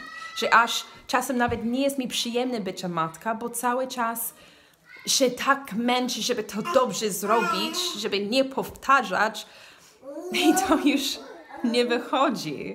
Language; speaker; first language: Polish; non-native, learner; English